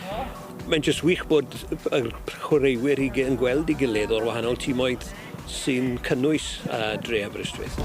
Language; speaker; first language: Welsh; native; Welsh